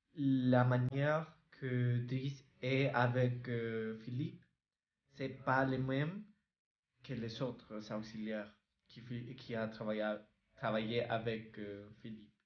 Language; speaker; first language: French; non-native, learner; Spanish